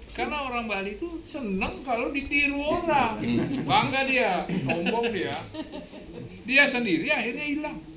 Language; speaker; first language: Indonesian; non-native, local second language; Balinese